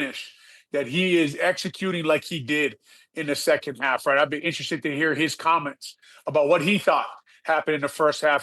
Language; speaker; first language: English; native; English